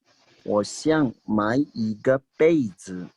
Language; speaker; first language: Chinese; non-native, fluent; Urdu